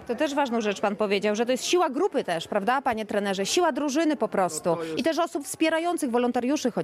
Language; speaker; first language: Polish; native; Polish